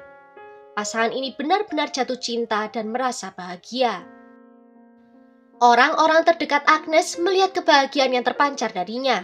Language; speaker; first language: Indonesian; native; Indonesian